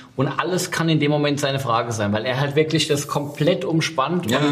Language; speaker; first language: German; native; German